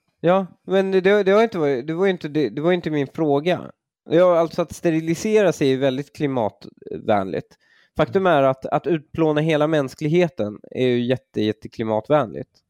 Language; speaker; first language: Swedish; early bilingual, other home language; Persian